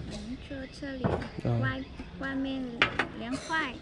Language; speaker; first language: Chinese; non-native, learner; Vietnamese